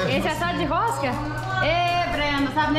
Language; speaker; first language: Portuguese; native; Portuguese